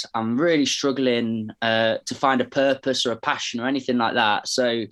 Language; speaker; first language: English; native; English